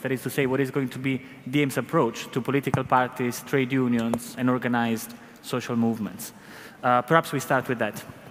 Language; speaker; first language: English; non-native, fluent; Italian